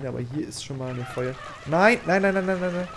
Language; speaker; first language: German; native; German